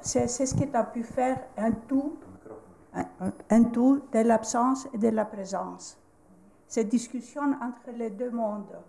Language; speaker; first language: French; non-native, fluent; Greek